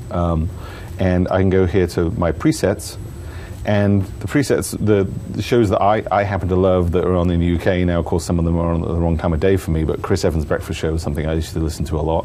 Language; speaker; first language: English; native; English